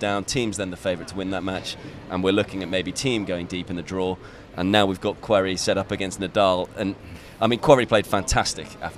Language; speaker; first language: English; native; English